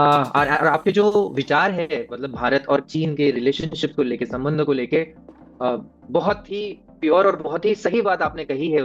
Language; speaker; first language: Hindi; native; Hindi